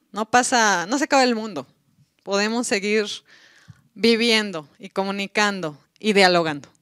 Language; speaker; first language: Spanish; native; Spanish